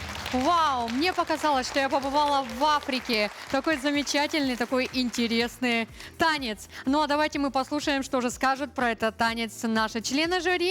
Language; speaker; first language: Russian; native; Russian